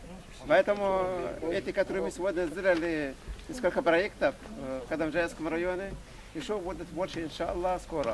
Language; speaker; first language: Russian; non-native, fluent; Arabic